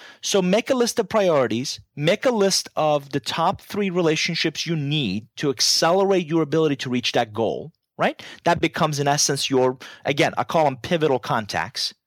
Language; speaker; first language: English; non-native, fluent; Persian